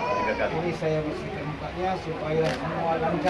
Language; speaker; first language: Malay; non-native, local second language; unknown